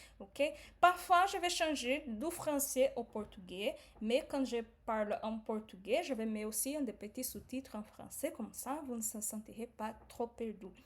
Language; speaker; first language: French; non-native, fluent; Portuguese